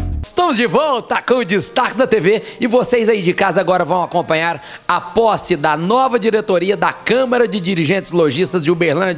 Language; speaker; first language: Portuguese; native; Portuguese